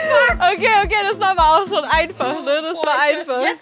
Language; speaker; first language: German; early bilingual, other home language; Turkish